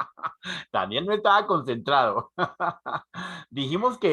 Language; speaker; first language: Spanish; native; Spanish